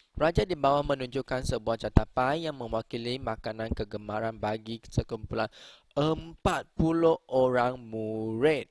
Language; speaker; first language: Malay; native; Malay